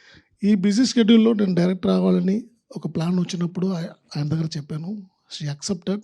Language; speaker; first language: Telugu; non-native, learner; Tamil